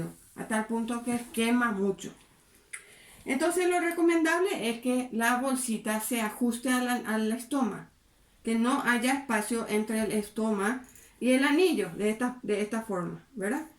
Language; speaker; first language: Spanish; native; Spanish